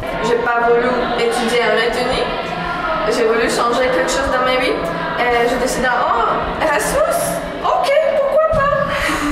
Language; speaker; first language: French; non-native, learner; Latvian